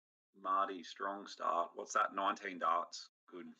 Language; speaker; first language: English; native; English